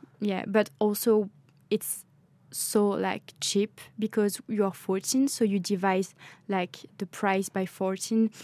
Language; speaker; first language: English; non-native, fluent; French